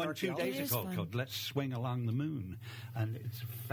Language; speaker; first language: English; native; English